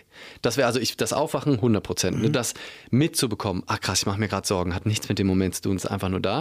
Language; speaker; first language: German; native; German